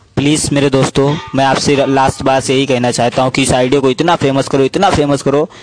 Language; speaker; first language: Hindi; native; Hindi